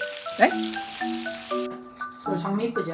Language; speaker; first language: Korean; native; Korean